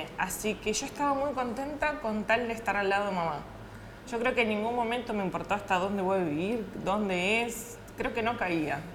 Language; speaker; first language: Spanish; early bilingual, other home language; Russian